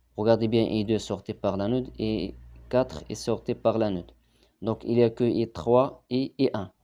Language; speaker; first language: French; non-native, local second language; Arabic